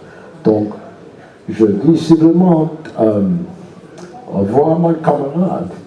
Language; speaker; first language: French; non-native, learner; English